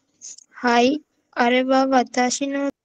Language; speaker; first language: Japanese; non-native, learner; Sinhala